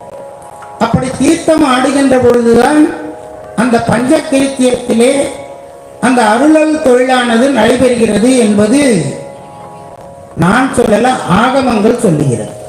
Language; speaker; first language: Tamil; native; Tamil